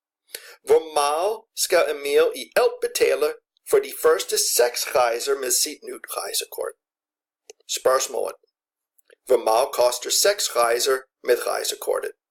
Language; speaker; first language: Danish; non-native, fluent; English